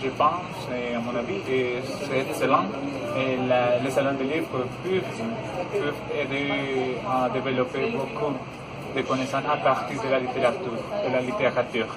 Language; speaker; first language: French; non-native, learner; Spanish